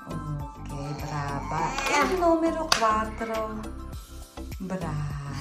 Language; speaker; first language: Italian; non-native, learner; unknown